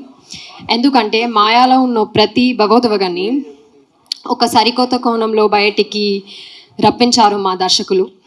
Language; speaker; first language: Telugu; non-native, learner; Malayalam